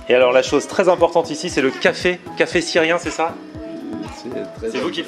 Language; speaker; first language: French; native; French